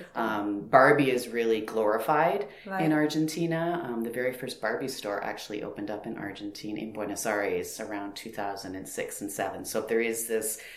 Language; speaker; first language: English; native; English